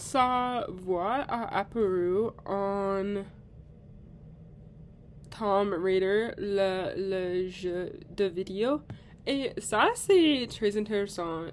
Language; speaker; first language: French; non-native, learner; English